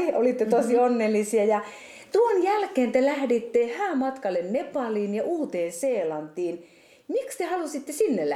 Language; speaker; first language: Finnish; native; Finnish